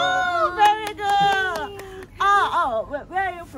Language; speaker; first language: English; non-native, learner; Korean